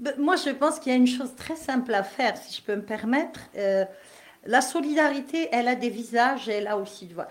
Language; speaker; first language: French; non-native, local second language; Kabyle